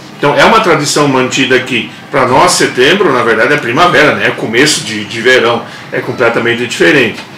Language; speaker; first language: Portuguese; non-native, local second language; German